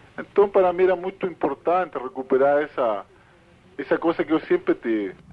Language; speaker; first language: Portuguese; non-native, fluent; Spanish